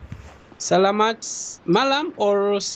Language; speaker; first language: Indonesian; non-native, learner; Nyanja